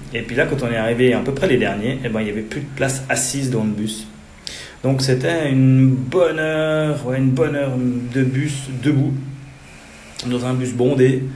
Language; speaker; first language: French; native; French